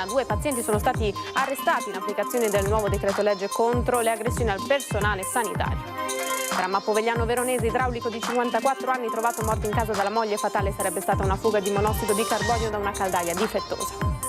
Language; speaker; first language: Italian; native; Italian